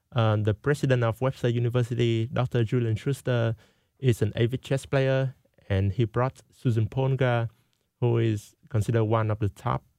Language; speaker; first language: English; non-native, fluent; Vietnamese